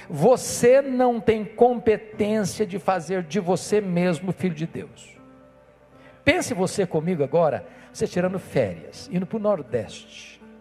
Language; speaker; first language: Portuguese; native; Portuguese